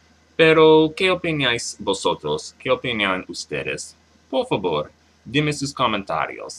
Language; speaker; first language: Spanish; non-native, learner; English